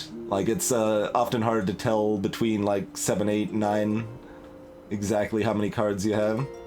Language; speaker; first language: English; native; English